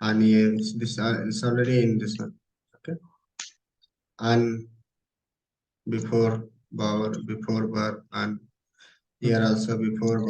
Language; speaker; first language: English; non-native, local second language; Hindi